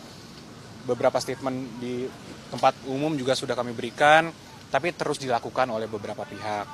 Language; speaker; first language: Indonesian; native; Indonesian